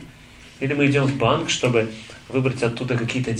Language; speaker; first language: Russian; native; Russian